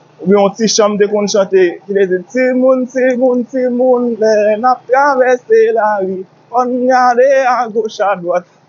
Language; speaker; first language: Haitian Creole; native; Haitian Creole